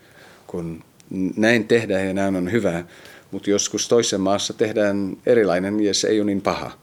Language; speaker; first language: Finnish; early bilingual, heritage; Finnish